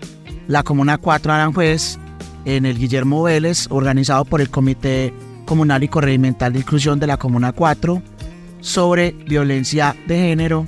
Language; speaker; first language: Spanish; native; Spanish